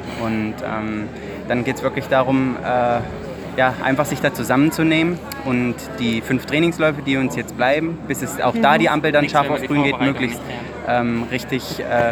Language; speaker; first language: German; native; German